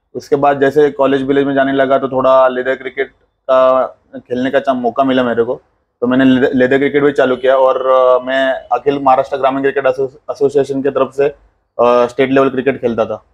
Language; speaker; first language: Hindi; non-native, local second language; Marathi